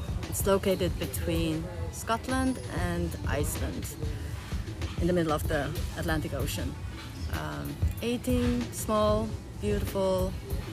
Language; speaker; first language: English; non-native, fluent; Faroese